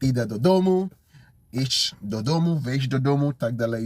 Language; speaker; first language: Polish; non-native, learner; English